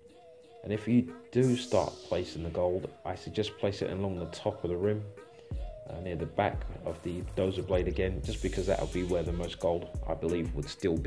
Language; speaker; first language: English; native; English